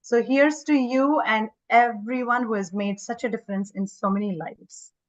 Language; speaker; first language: English; non-native, local second language; Kannada